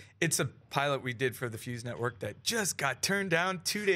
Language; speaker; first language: English; native; English